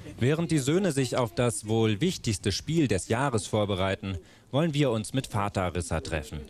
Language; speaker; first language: German; native; German